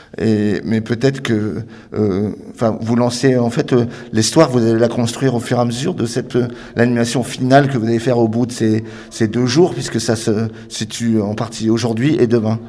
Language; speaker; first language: French; native; French